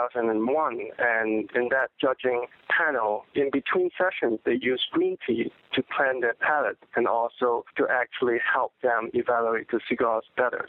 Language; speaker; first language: English; non-native, local second language; Cantonese